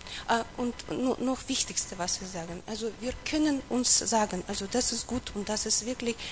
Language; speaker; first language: German; non-native, learner; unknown